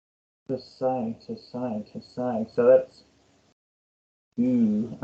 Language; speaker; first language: English; non-native, learner; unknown